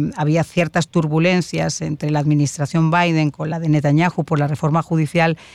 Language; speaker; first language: Spanish; native; Spanish